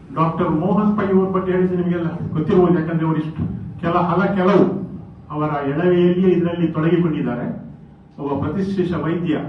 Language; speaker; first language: Kannada; non-native, local second language; Konkani